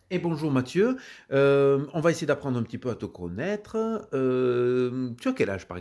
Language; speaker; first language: French; native; French